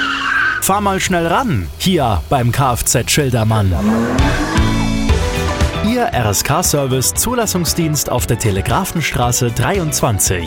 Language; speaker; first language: German; native; German